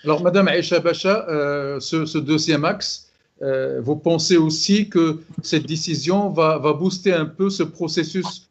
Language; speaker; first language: French; non-native, local second language; Arabic